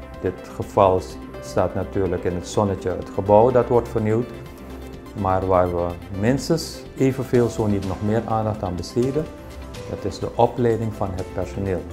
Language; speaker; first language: Dutch; native; Dutch